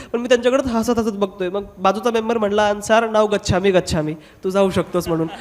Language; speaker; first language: Marathi; non-native, local second language; Hindi